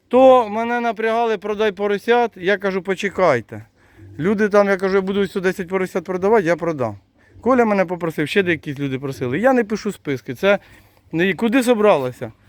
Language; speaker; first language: Ukrainian; native; Ukrainian